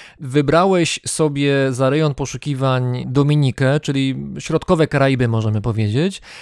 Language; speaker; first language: Polish; native; Polish